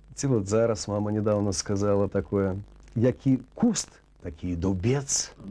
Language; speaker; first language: Belarusian; native; Belarusian